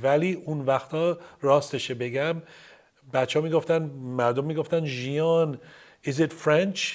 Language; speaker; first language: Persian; early bilingual, heritage; Persian